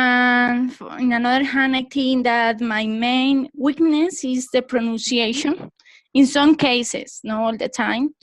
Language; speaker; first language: English; non-native, learner; Spanish